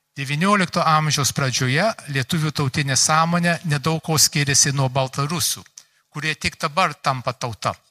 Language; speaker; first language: Lithuanian; early bilingual, heritage; Lithuanian